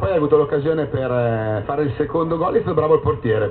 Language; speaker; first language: Italian; native; Italian